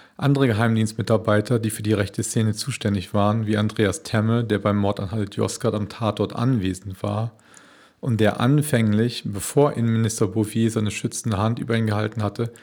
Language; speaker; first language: German; native; German